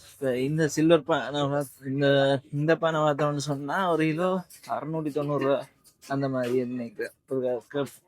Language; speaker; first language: Tamil; native; Tamil